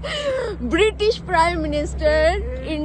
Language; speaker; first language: English; non-native, learner; Urdu